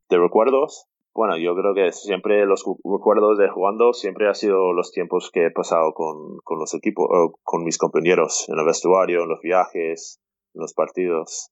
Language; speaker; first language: Spanish; non-native, fluent; English